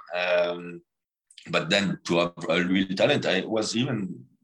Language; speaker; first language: English; non-native, fluent; French